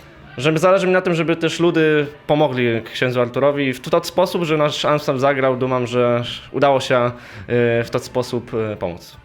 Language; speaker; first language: Polish; non-native, local second language; Rusyn